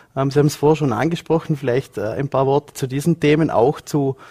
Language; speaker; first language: German; native; German